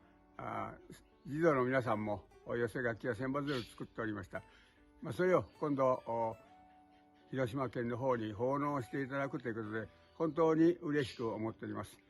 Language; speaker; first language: Japanese; native; Japanese